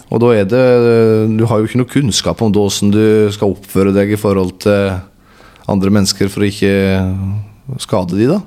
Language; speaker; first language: Norwegian; native; Norwegian